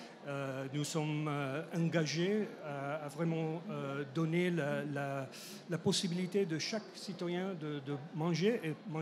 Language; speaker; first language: French; non-native, fluent; English